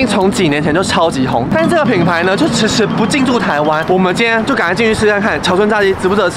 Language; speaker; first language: Chinese; native; Chinese